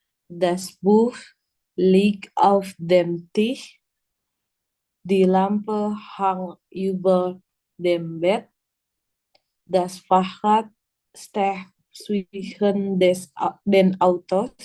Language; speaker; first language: German; non-native, learner; Indonesian